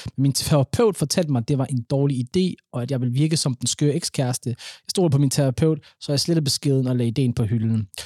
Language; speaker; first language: Danish; early bilingual, other home language; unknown